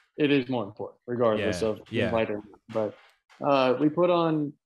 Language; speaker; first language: English; native; English